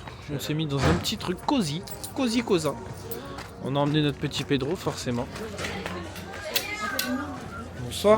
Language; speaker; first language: French; native; French